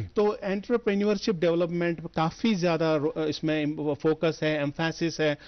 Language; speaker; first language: Hindi; non-native, local second language; Kashmiri